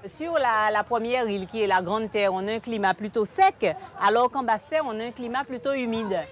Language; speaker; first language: French; native; French